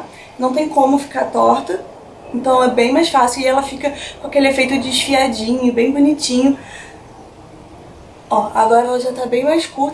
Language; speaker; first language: Portuguese; native; Portuguese